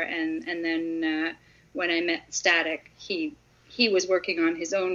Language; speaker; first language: English; native; English